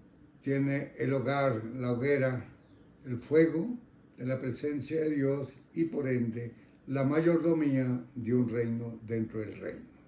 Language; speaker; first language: Spanish; native; Spanish